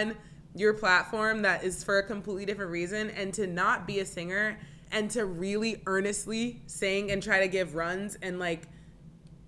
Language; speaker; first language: English; native; English